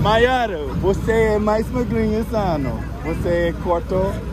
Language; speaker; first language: Portuguese; non-native, learner; English